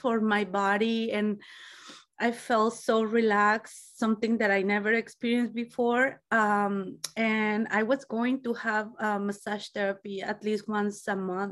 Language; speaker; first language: English; non-native, fluent; Spanish